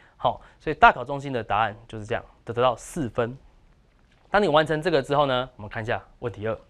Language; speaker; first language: Chinese; native; Chinese